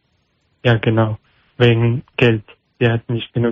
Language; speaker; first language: German; non-native, learner; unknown